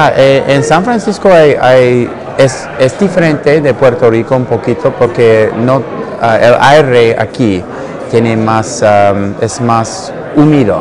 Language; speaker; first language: Spanish; non-native, learner; English